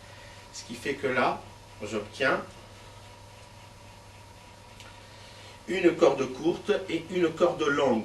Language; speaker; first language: French; native; French